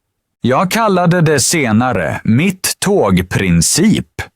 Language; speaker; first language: Swedish; non-native, fluent; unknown